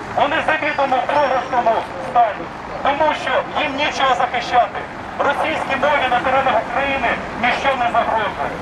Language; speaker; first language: Ukrainian; native; Ukrainian